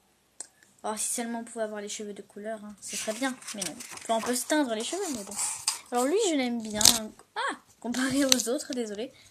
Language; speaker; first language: French; native; French